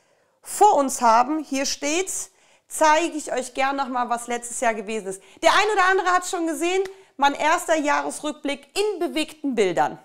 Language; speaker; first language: German; native; German